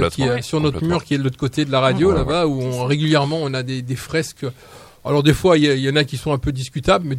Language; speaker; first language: French; native; French